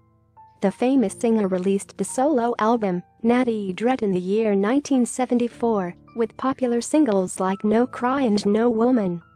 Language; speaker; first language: English; non-native, learner; Indonesian